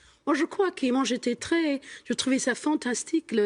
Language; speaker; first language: French; non-native, fluent; English